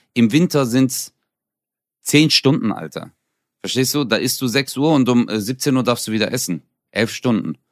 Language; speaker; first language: German; early bilingual, other home language; Turkish